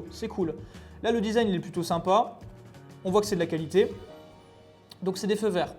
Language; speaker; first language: French; native; French